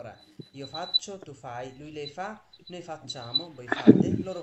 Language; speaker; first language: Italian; non-native, fluent; Bangla